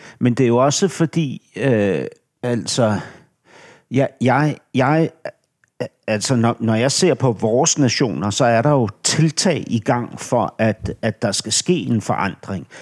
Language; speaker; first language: Danish; native; Danish